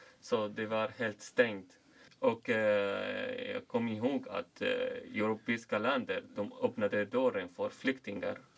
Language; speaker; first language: Swedish; non-native, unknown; Arabic